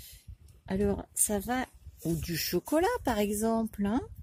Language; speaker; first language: French; native; French